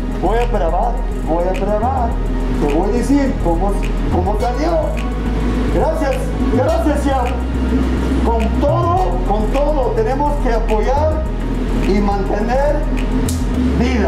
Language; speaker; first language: Spanish; non-native, learner; English